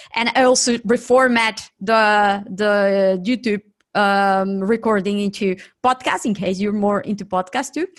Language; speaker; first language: English; non-native, fluent; Spanish